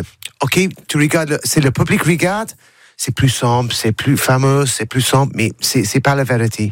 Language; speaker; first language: French; non-native, learner; English